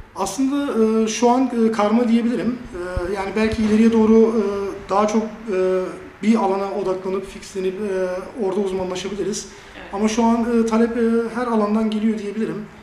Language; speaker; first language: Turkish; early bilingual, heritage; Turkish